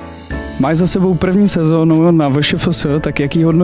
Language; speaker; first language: Czech; native; Czech